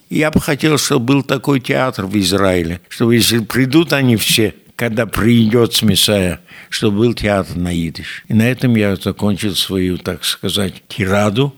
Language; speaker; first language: Russian; non-native, fluent; Yiddish